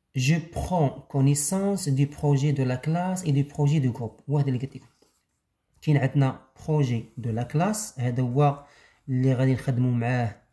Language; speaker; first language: French; non-native, local second language; Arabic